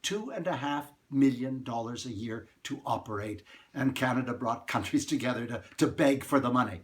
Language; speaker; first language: English; native; English